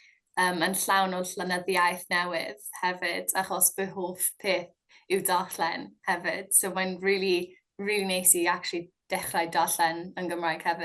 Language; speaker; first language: Welsh; non-native, local second language; English